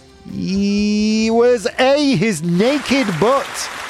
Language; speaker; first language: English; native; English